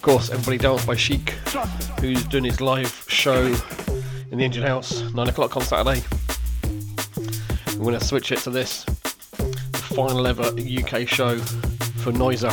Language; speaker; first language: English; native; English